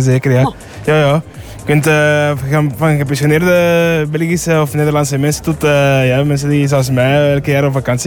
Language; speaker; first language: Dutch; early bilingual, other home language; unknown